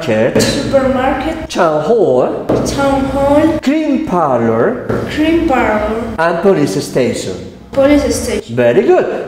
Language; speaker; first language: English; non-native, fluent; Spanish